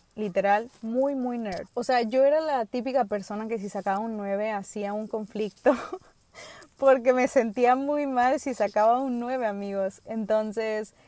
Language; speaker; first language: Spanish; early bilingual, other home language; English